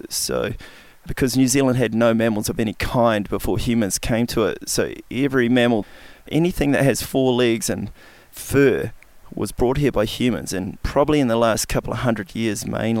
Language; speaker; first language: English; native; English